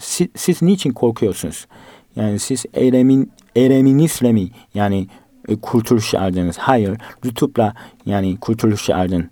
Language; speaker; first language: Turkish; non-native, fluent; Korean